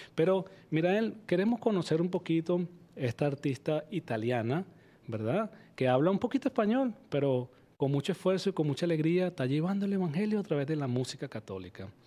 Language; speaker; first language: Spanish; native; Spanish